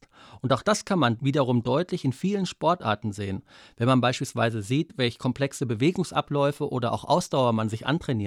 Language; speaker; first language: German; native; German